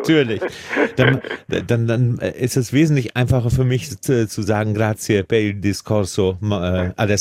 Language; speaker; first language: German; native; German